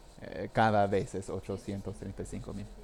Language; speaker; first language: Spanish; non-native, learner; English